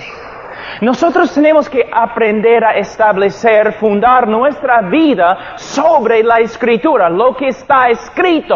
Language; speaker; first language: Spanish; non-native, fluent; English